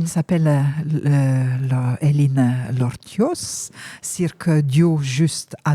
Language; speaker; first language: French; native; French